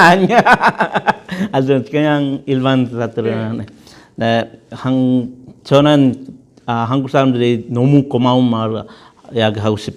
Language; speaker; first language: Korean; non-native, learner; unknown